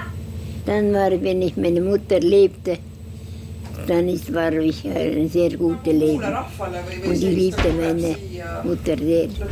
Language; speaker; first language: German; non-native, learner; Estonian